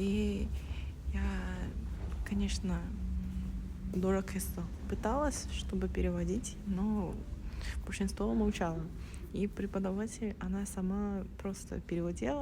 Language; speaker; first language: Russian; non-native, learner; Korean